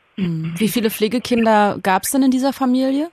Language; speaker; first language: German; native; German